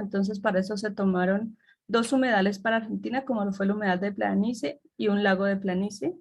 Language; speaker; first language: Spanish; native; Spanish